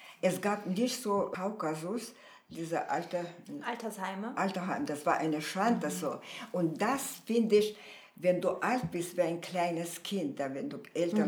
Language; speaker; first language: German; non-native, fluent; Armenian